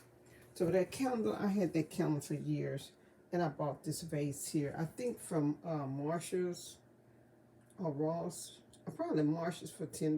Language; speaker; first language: English; native; English